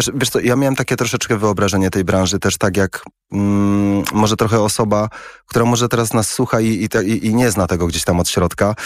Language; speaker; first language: Polish; early bilingual, heritage; Polish